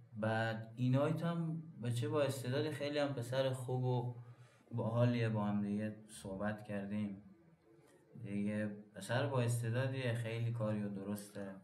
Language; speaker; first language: Persian; native; Persian